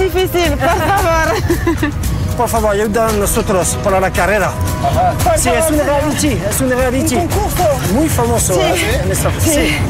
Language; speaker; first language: Spanish; non-native, learner; French